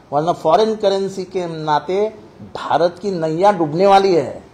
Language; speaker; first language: Hindi; non-native, local second language; Marathi